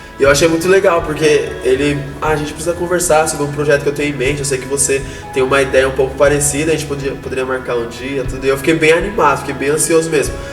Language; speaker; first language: Portuguese; native; Portuguese